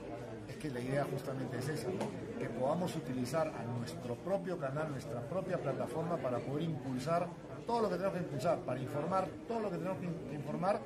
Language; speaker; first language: Spanish; native; Spanish